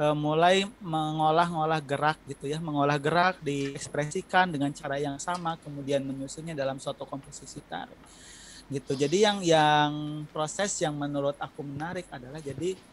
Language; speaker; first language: Indonesian; native; Indonesian